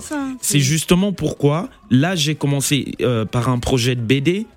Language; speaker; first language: French; non-native, local second language; Lingala